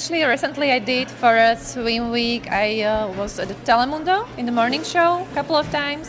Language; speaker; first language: English; non-native, fluent; Slovak